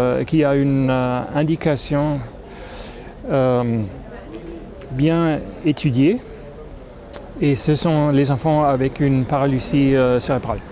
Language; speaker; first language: French; non-native, fluent; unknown